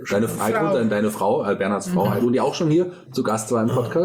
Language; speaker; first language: German; native; German